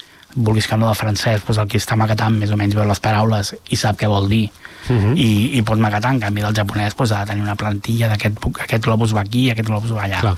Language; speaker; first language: Catalan; native; Catalan